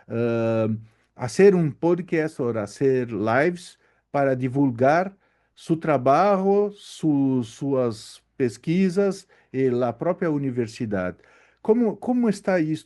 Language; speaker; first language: Spanish; non-native, learner; Portuguese